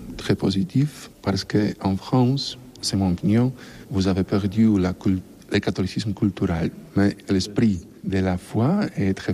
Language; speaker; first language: French; non-native, learner; Polish